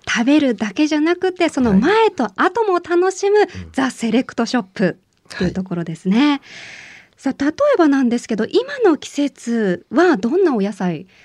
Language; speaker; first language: Japanese; native; Japanese